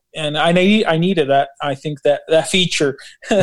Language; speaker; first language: English; non-native, fluent; Portuguese